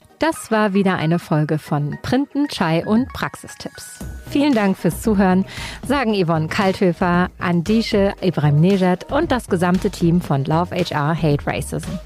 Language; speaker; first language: German; native; German